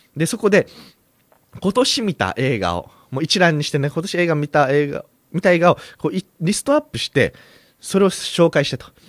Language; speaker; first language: Japanese; native; Japanese